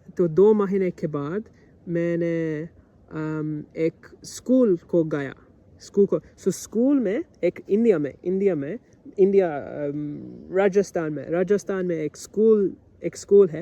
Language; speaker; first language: Hindi; non-native, learner; English